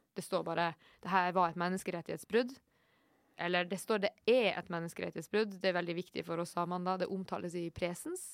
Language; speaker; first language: Norwegian; native; Norwegian